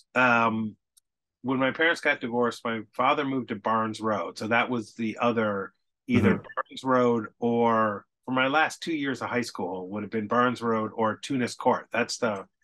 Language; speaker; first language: English; native; English